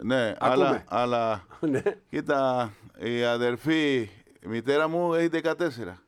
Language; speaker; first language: Greek; non-native, learner; Spanish